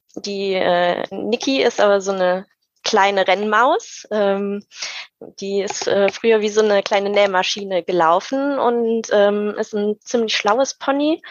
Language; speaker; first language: German; native; German